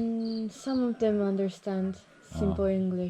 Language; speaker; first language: English; non-native, fluent; Japanese